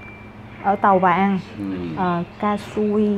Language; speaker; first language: Vietnamese; non-native, learner; Korean